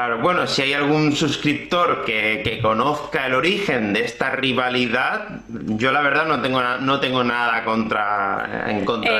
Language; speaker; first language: Spanish; native; Spanish